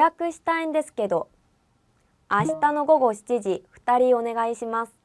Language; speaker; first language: Japanese; non-native, fluent; Korean